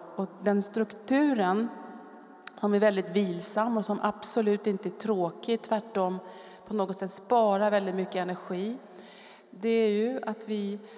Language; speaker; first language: Swedish; native; Swedish